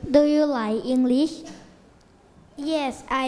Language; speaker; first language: English; non-native, learner; Thai